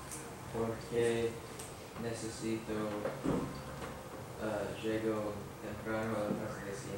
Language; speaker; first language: Spanish; non-native, learner; English